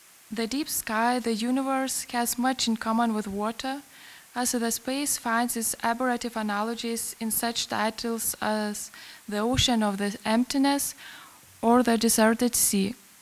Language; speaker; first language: English; non-native, fluent; Lithuanian